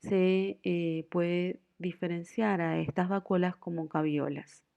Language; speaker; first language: Spanish; native; Spanish